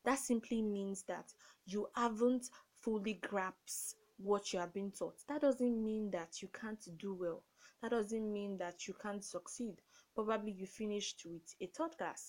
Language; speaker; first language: English; non-native, local second language; Yoruba